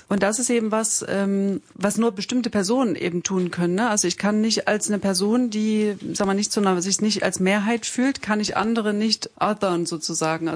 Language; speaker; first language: German; native; German